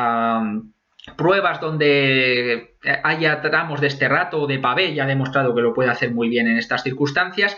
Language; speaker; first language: Spanish; native; Spanish